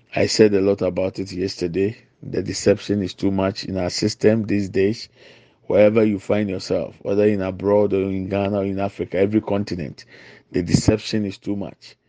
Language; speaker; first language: English; non-native, local second language; Akan